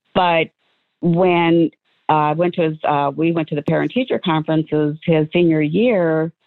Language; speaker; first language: English; native; English